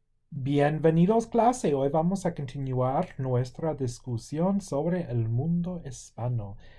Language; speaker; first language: Spanish; non-native, fluent; English